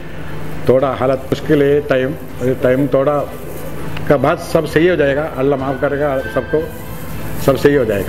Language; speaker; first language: Hindi; non-native, local second language; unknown